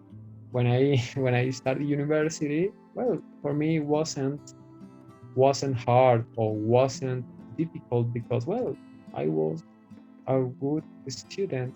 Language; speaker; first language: English; non-native, fluent; Spanish